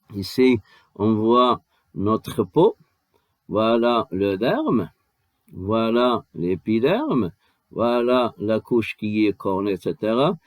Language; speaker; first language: French; non-native, local second language; Arabic